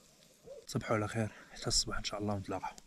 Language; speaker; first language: Arabic; native; Arabic